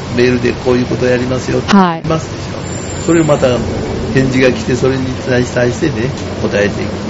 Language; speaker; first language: Japanese; native; Japanese